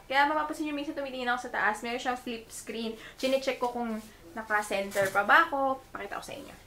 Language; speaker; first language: Filipino; native; Filipino